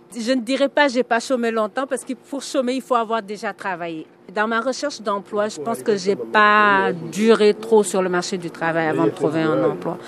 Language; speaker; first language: French; non-native, local second language; Wolof